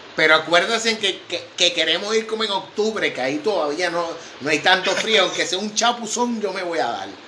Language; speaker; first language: Spanish; native; Spanish